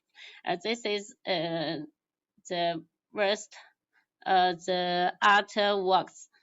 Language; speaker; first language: English; non-native, learner; Chinese